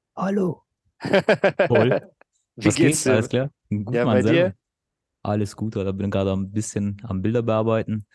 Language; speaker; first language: German; early bilingual, other home language; Turkish